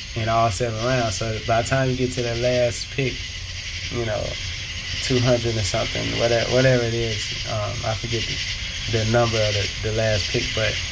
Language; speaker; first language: English; native; English